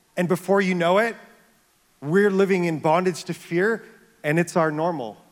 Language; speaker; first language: English; native; English